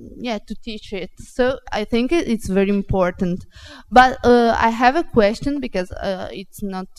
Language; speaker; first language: English; non-native, fluent; Italian